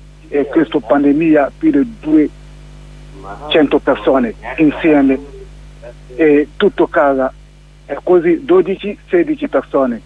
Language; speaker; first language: Italian; non-native, learner; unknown